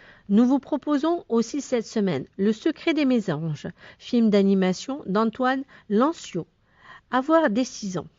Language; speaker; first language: French; native; French